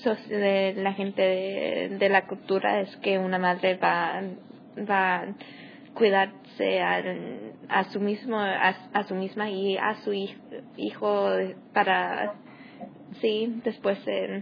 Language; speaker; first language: Spanish; non-native, learner; English